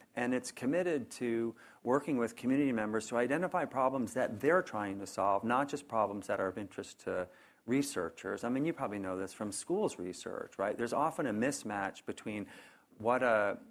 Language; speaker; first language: English; native; English